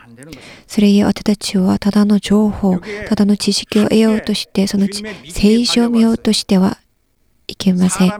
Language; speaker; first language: Japanese; non-native, learner; Korean